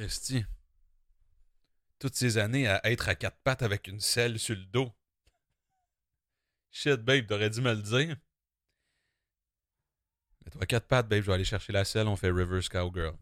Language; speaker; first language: French; native; French